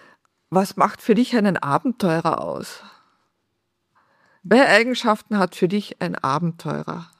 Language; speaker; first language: German; native; German